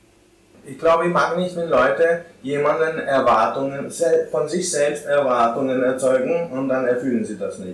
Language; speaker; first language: German; non-native, fluent; Albanian